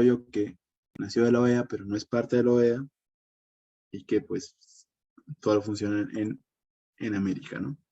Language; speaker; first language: Spanish; native; Spanish